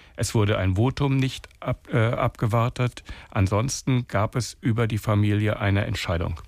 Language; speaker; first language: German; native; German